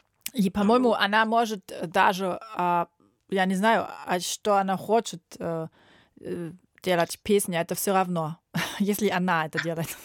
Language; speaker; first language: Russian; non-native, learner; German